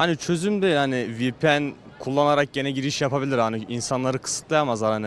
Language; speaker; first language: Turkish; native; Turkish